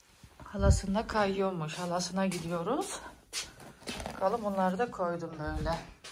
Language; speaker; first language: Turkish; early bilingual, heritage; Turkish